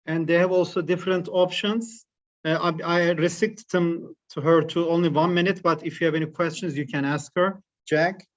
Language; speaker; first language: English; non-native, fluent; Turkish